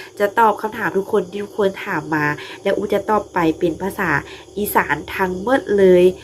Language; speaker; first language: Thai; non-native, local second language; Northeastern Thai